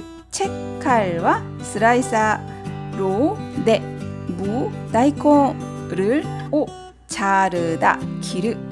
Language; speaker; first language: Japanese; non-native, fluent; Korean